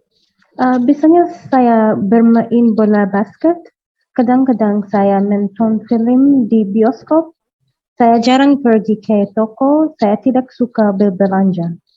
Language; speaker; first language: Indonesian; non-native, learner; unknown